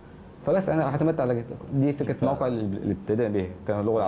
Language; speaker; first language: Arabic; native; Arabic